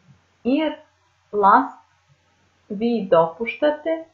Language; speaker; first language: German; non-native, fluent; Serbian